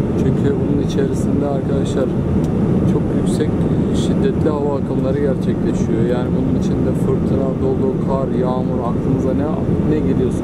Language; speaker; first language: Turkish; native; Turkish